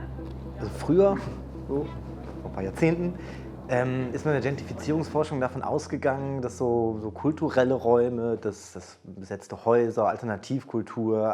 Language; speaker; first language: German; native; German